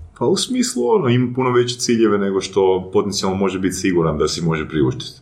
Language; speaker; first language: Croatian; native; Croatian